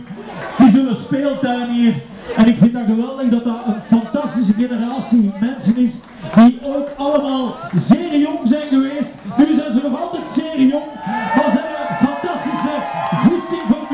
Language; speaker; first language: Dutch; native; Dutch